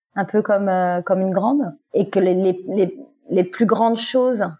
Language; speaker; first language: French; native; French